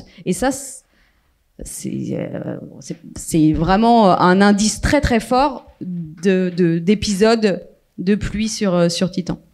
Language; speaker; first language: French; native; French